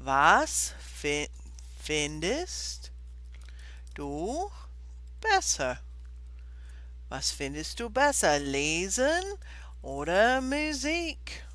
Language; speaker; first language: German; non-native, fluent; English